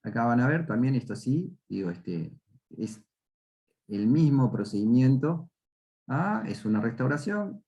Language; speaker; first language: Spanish; native; Spanish